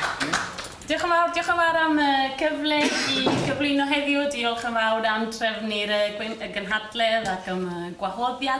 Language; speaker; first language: Welsh; non-native, fluent; Spanish